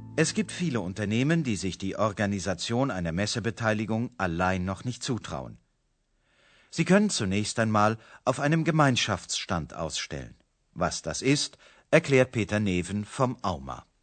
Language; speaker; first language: German; native; German